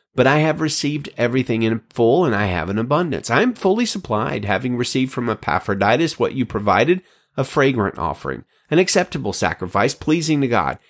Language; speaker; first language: English; native; English